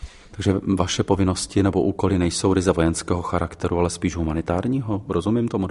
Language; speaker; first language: Czech; native; Czech